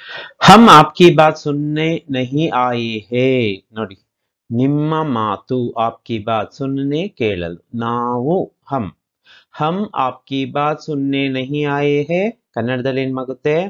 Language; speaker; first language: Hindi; non-native, local second language; Kannada